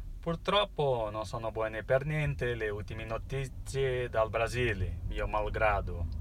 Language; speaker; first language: Italian; non-native, fluent; Portuguese